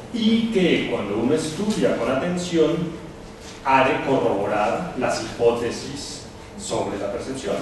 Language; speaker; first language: Spanish; native; Spanish